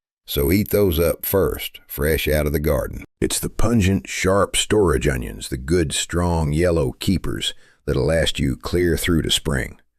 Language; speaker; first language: English; native; English